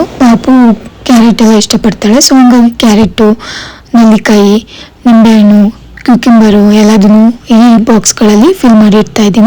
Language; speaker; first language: Kannada; native; Kannada